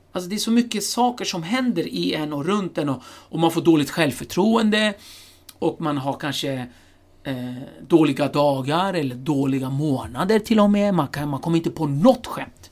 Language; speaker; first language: Swedish; early bilingual, other home language; Kurdish